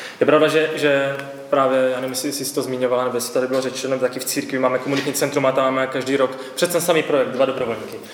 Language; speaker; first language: Czech; native; Czech